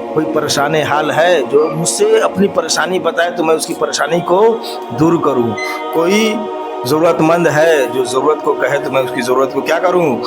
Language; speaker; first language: Urdu; native; Urdu